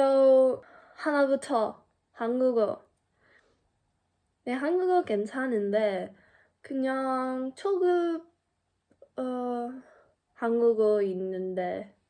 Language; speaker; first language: Korean; non-native, learner; English